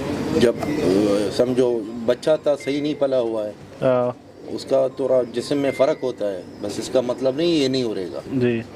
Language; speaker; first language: Hindi; non-native, learner; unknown